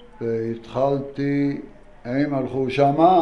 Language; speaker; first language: Hebrew; non-native, fluent; Yiddish